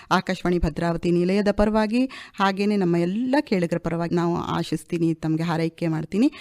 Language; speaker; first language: Kannada; native; Kannada